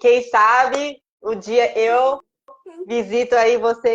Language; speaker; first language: Portuguese; non-native, fluent; Japanese